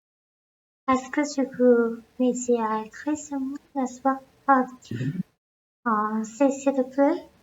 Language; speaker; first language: French; non-native, learner; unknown